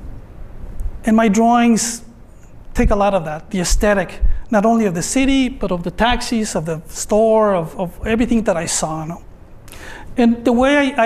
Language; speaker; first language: English; non-native, fluent; Spanish